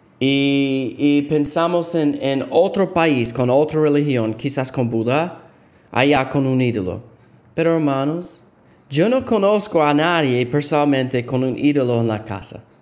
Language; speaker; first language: Spanish; non-native, fluent; English